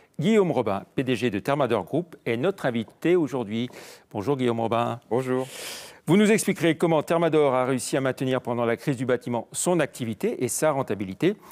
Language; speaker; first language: French; native; French